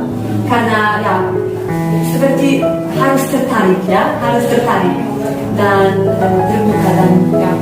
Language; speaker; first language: Indonesian; non-native, fluent; Polish